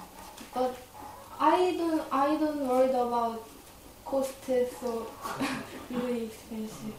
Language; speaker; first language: English; non-native, learner; Korean